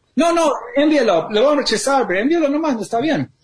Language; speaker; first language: Spanish; non-native, fluent; English